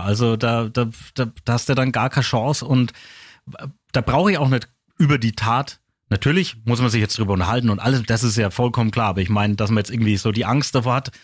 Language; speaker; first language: German; native; German